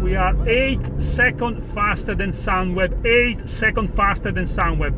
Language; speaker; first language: English; non-native, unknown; Italian